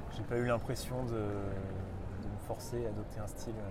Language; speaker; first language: French; native; French